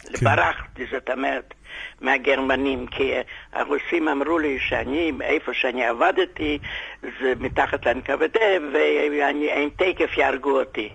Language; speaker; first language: Hebrew; non-native, fluent; Yiddish